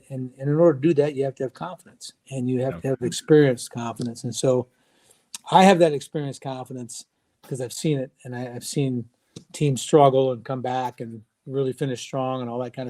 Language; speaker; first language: English; native; English